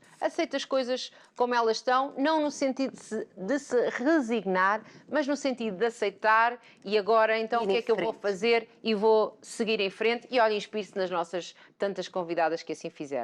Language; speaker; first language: Portuguese; native; Portuguese